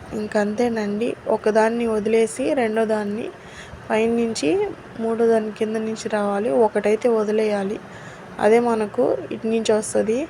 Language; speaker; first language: Telugu; non-native, local second language; Urdu